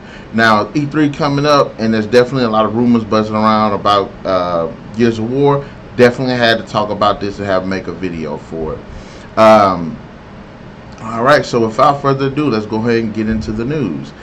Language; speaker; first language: English; native; English